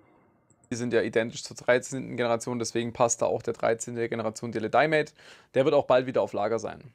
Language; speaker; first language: German; native; German